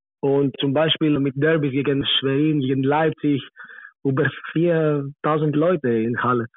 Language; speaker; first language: German; non-native, learner; Greek